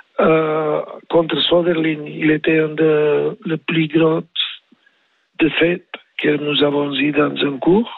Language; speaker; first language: French; non-native, learner; Spanish